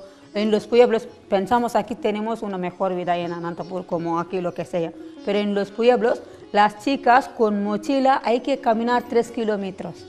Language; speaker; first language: Spanish; non-native, learner; Telugu